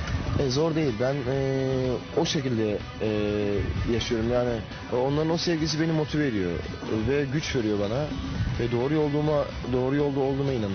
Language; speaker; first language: Turkish; native; Turkish